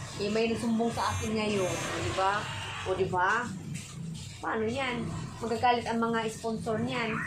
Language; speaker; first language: Filipino; native; Filipino